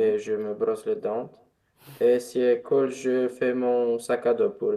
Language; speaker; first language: French; non-native, learner; Romanian